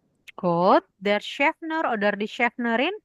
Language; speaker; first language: German; non-native, fluent; Indonesian